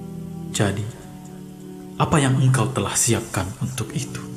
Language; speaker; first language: Indonesian; native; Indonesian